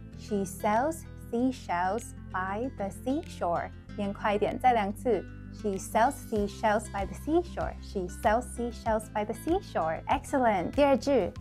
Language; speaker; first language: English; non-native, fluent; Chinese